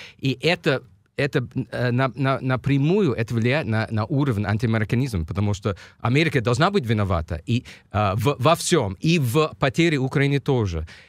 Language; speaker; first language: Russian; non-native, fluent; English